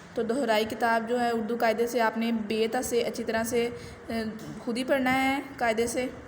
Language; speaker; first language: Urdu; non-native, local second language; Punjabi